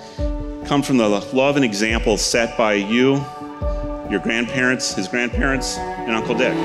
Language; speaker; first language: English; native; English